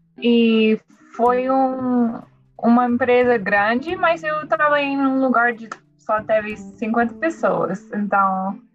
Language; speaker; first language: Portuguese; non-native, learner; English